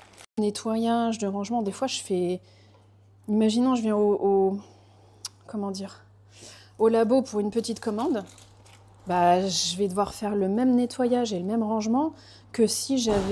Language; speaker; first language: French; native; French